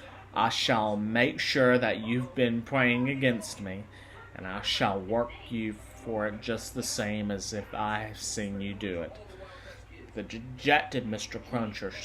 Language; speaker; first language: English; native; English